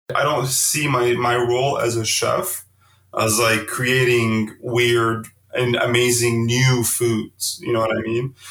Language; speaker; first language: English; early bilingual, heritage; Arabic